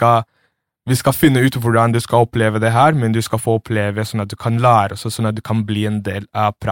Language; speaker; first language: Norwegian; early bilingual, other home language; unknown